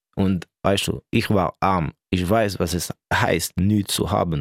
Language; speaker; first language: German; non-native, local second language; French